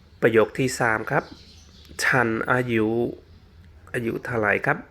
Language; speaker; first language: Thai; non-native, fluent; Khmer